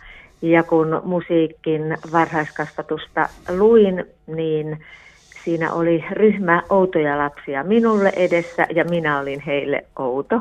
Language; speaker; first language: Finnish; native; Finnish